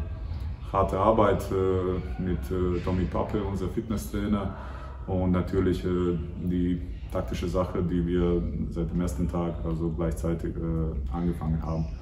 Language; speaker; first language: German; non-native, fluent; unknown